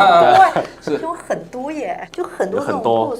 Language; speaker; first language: Chinese; native; Chinese